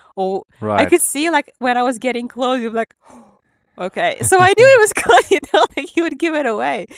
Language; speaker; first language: English; non-native, fluent; Ukrainian